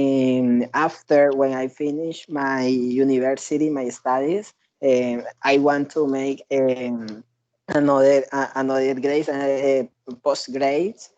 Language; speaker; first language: English; non-native, learner; Spanish